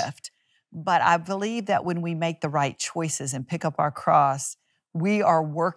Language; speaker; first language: English; native; English